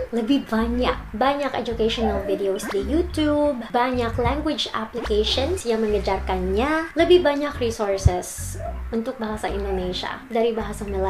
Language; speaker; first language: Indonesian; non-native, learner; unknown